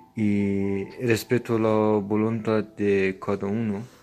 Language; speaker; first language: Spanish; non-native, learner; Persian